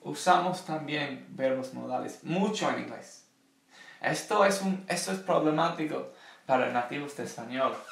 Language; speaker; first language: Spanish; non-native, fluent; English